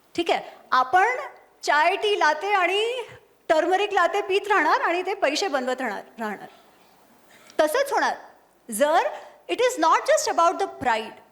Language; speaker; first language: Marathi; non-native, local second language; Gujarati